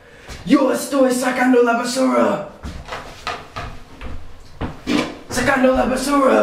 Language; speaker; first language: Spanish; non-native, learner; English